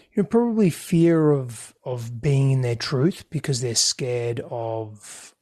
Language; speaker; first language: English; non-native, local second language; Greek